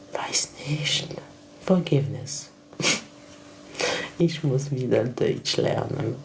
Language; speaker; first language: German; non-native, learner; French